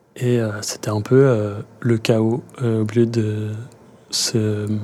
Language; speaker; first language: French; native; French